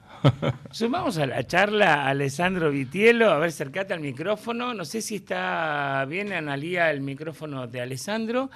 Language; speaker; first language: Spanish; native; Spanish